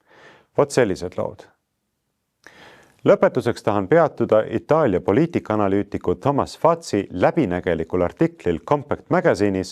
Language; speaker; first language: Estonian; native; Estonian